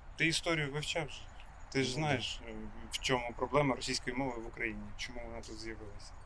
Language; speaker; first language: Ukrainian; non-native, local second language; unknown